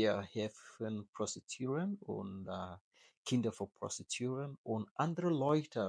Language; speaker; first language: German; non-native, learner; English